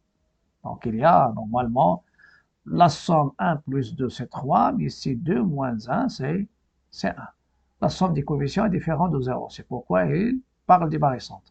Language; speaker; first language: French; non-native, local second language; Arabic